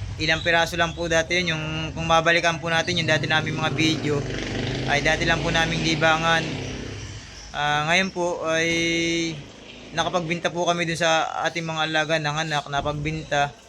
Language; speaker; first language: Filipino; native; Filipino